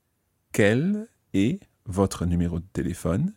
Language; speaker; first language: French; non-native, fluent; English